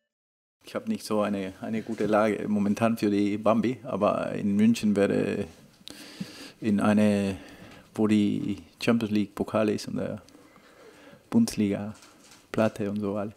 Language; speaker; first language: German; non-native, fluent; Spanish